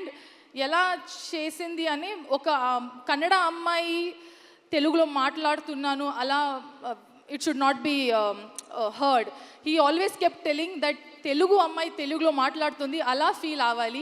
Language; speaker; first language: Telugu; non-native, learner; Kannada